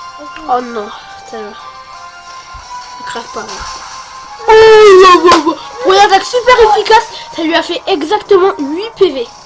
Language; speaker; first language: French; native; French